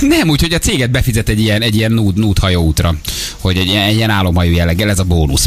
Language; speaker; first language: Hungarian; native; Hungarian